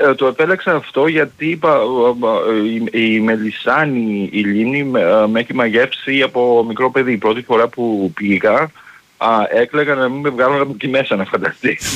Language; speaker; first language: Greek; early bilingual, heritage; Greek